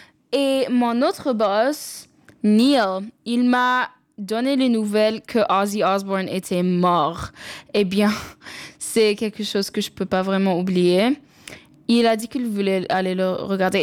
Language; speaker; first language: French; non-native, local second language; English